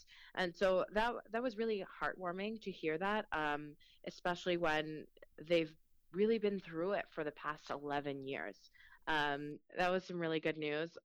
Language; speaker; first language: English; early bilingual, other home language; Spanish